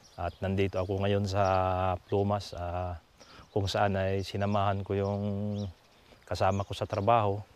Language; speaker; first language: Filipino; non-native, local second language; Cebuano